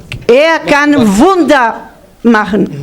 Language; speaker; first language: German; non-native, learner; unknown